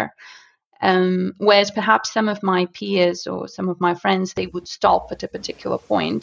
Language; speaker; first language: English; non-native, fluent; Russian